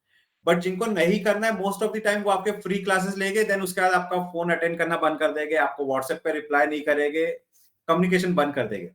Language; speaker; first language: Hindi; native; Hindi